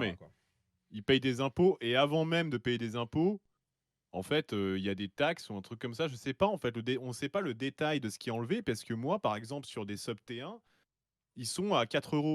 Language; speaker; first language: French; native; French